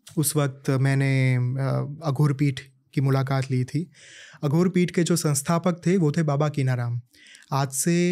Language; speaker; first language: Hindi; native; Hindi